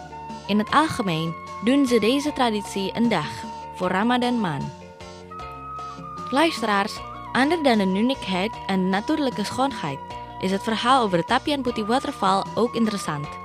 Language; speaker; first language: Dutch; non-native, fluent; Indonesian